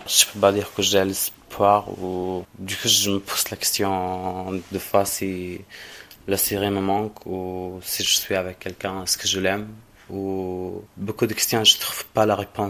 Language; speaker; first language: French; non-native, fluent; Arabic